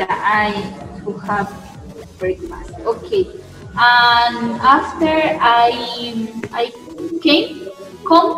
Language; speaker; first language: English; non-native, learner; Spanish